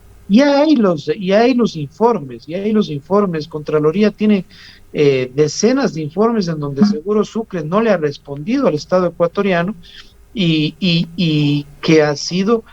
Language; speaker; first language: Spanish; native; Spanish